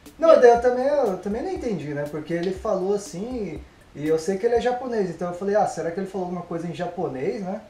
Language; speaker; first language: Portuguese; native; Portuguese